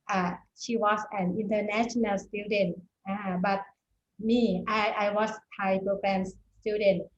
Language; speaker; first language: English; non-native, fluent; Thai